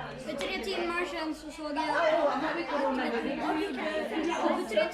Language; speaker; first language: Swedish; native; Swedish